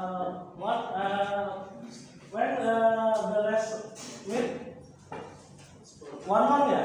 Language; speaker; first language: English; non-native, learner; Indonesian